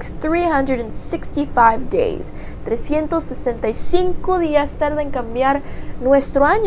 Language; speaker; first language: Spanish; early bilingual, heritage; Spanish